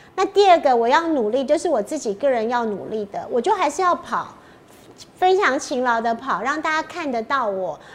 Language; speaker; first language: Chinese; native; Chinese